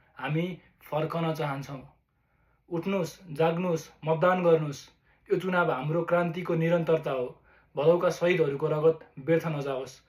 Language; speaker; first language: Nepali; native; Nepali